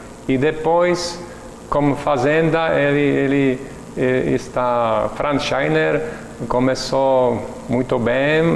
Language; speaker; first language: Portuguese; non-native, learner; Czech